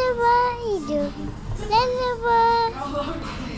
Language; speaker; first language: Turkish; native; Turkish